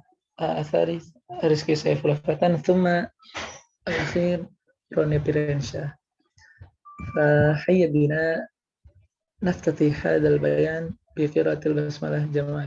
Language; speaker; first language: Arabic; non-native, learner; Indonesian